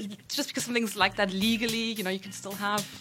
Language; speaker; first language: English; non-native, fluent; German